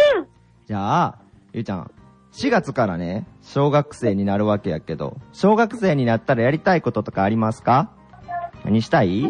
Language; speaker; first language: Japanese; native; Japanese